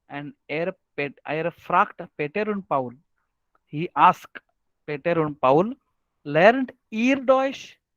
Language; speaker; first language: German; non-native, learner; Marathi